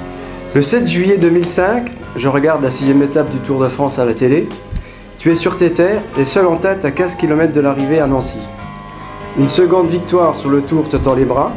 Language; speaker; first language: French; native; French